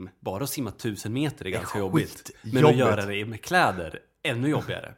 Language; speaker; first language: Swedish; native; Swedish